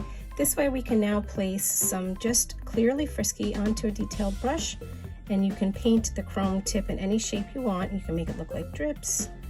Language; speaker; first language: English; native; English